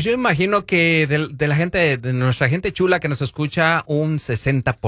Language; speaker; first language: Spanish; native; Spanish